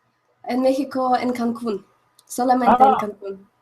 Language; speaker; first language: Spanish; non-native, fluent; Russian